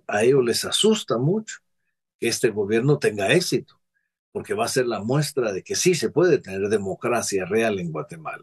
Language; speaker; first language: Spanish; native; Spanish